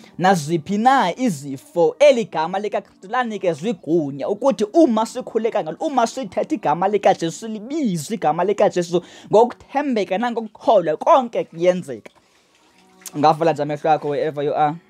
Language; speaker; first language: Zulu; non-native, local second language; Xhosa